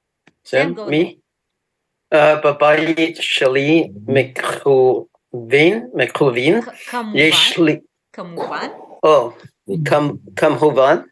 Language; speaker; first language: Hebrew; non-native, learner; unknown